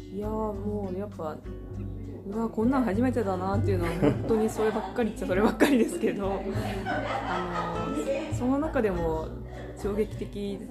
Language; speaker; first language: Japanese; native; Japanese